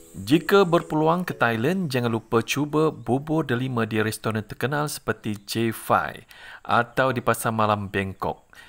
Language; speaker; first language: Malay; native; Malay